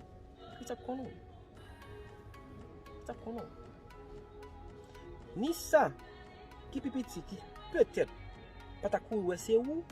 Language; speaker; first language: French; non-native, local second language; Haitian Creole